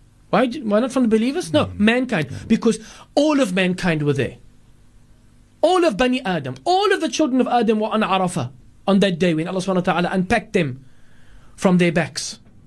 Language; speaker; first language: English; native; English